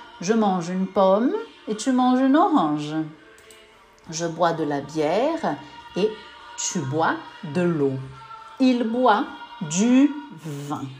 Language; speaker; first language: French; non-native, learner; Portuguese